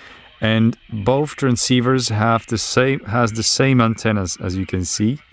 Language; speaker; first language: English; non-native, fluent; Slovak